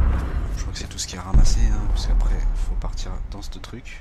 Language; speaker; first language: French; native; French